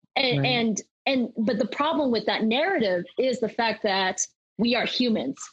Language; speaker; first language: English; native; English